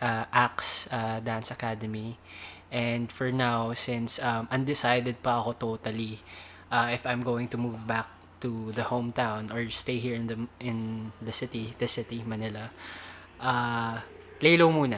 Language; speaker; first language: English; non-native, local second language; Cebuano